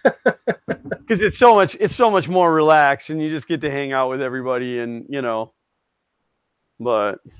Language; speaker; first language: English; native; English